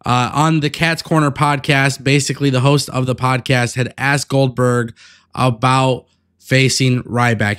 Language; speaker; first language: English; native; English